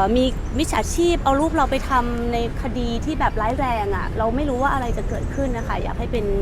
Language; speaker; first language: Thai; native; Thai